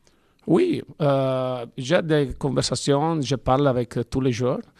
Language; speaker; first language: French; non-native, learner; Italian